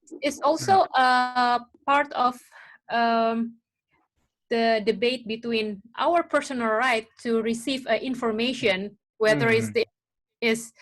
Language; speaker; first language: English; non-native, local second language; Indonesian